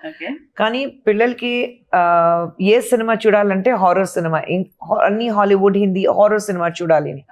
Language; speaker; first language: Telugu; non-native, fluent; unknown